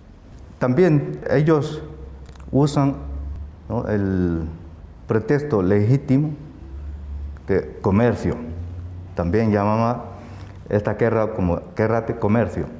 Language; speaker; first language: Spanish; non-native, fluent; Chinese